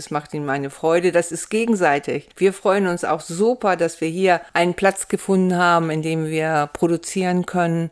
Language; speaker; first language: German; native; German